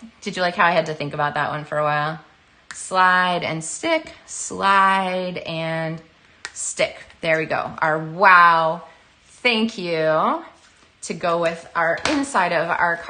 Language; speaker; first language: English; native; English